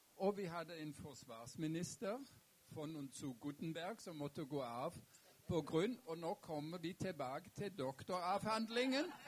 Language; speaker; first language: Norwegian; non-native, fluent; German